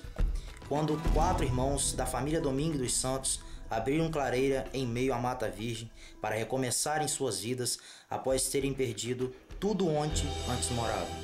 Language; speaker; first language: Portuguese; native; Portuguese